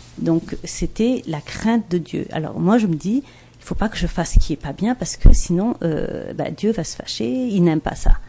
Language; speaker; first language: French; non-native, local second language; Malagasy